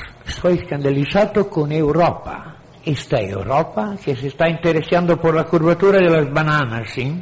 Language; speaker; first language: Spanish; non-native, fluent; Italian